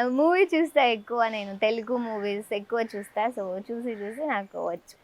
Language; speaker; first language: Telugu; non-native, learner; Kannada